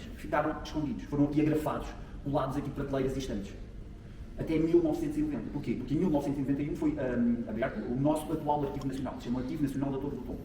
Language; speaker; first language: Portuguese; native; Portuguese